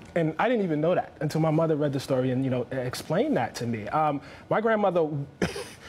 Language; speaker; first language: English; native; English